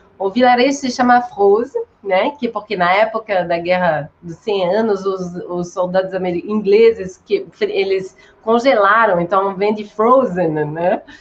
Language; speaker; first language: Portuguese; non-native, fluent; French